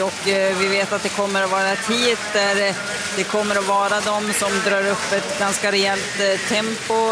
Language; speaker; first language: Swedish; native; Swedish